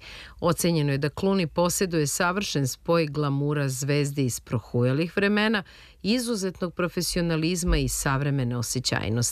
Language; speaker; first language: Serbian; native; Serbian